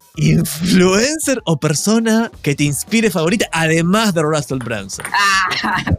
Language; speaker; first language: Spanish; native; Spanish